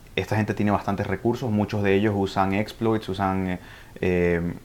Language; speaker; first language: Spanish; early bilingual, heritage; Spanish